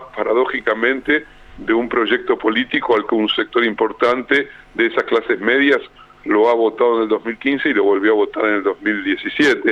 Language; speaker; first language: Spanish; native; Spanish